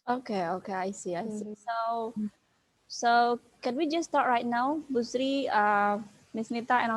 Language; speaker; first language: English; non-native, learner; Indonesian